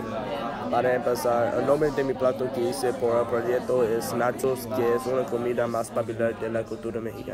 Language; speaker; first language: Spanish; non-native, learner; English